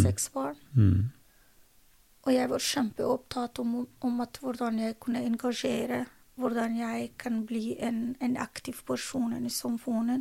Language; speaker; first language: Norwegian; non-native, learner; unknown